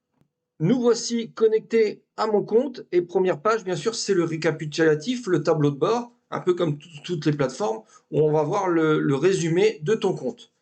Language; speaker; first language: French; native; French